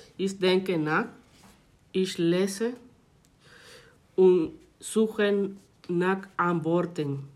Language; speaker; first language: German; non-native, learner; Spanish